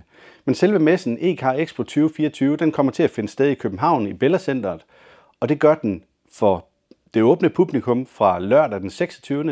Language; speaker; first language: Danish; native; Danish